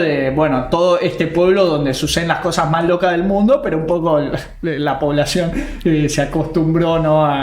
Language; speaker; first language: Spanish; native; Spanish